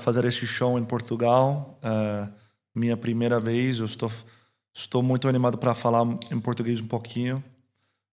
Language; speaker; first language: Portuguese; early bilingual, heritage; English